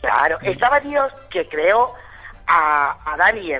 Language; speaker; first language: Spanish; native; Spanish